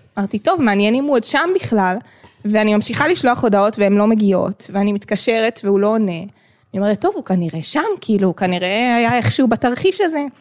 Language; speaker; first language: Hebrew; native; Hebrew